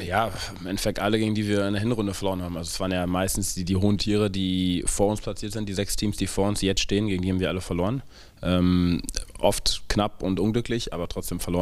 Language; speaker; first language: German; native; German